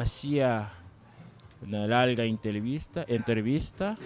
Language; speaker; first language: Spanish; non-native, learner; Japanese